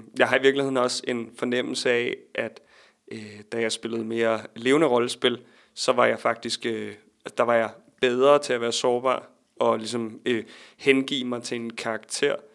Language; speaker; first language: Danish; native; Danish